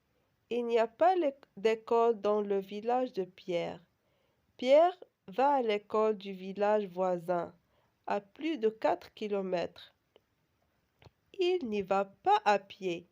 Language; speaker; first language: French; non-native, local second language; Arabic